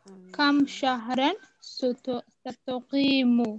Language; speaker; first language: Arabic; non-native, learner; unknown